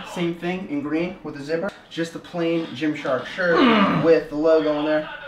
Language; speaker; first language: English; early bilingual, other home language; Russian